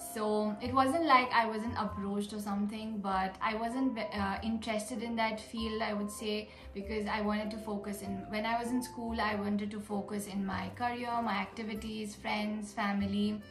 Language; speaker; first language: English; non-native, local second language; Nepali